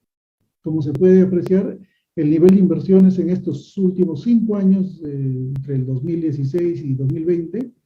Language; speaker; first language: Spanish; native; Spanish